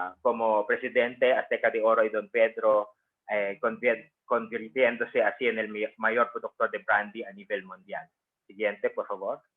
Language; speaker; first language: Spanish; non-native, fluent; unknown